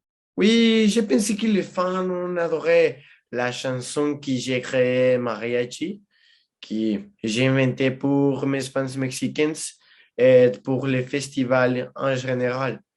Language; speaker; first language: French; non-native, learner; Spanish